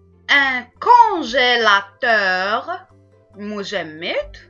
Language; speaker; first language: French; non-native, local second language; Arabic